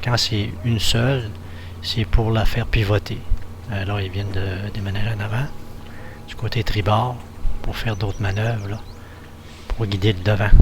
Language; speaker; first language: French; native; French